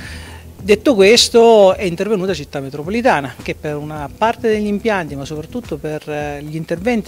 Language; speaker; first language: Italian; native; Italian